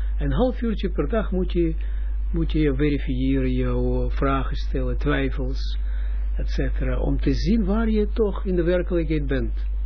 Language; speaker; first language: Dutch; non-native, fluent; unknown